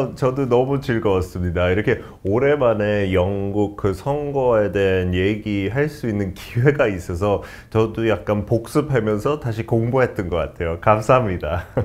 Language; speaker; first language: Korean; non-native, fluent; English